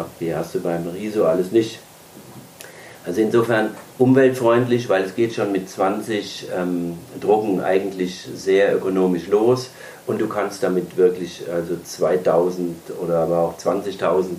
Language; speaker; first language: German; native; German